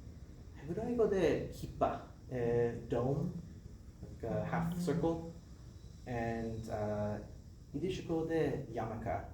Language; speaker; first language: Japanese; non-native, learner; English